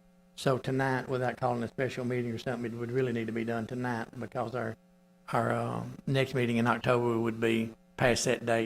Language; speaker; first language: English; native; English